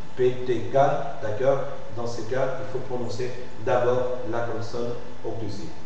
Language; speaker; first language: French; non-native, fluent; Spanish